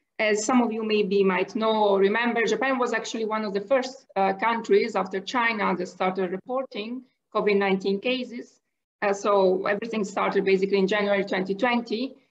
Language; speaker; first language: English; non-native, fluent; Italian